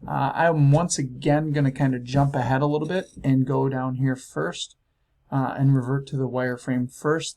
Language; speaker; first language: English; native; English